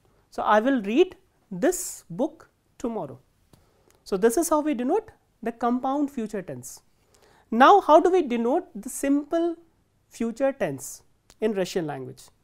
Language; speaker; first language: English; non-native, local second language; Hindi